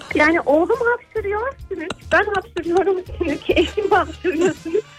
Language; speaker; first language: Turkish; native; Turkish